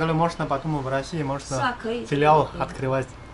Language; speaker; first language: Russian; non-native, learner; Chinese